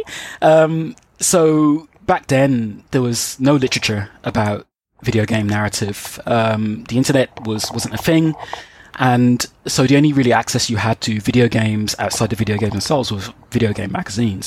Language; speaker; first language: English; native; English